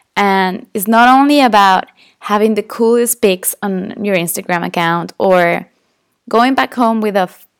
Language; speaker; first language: English; non-native, fluent; Spanish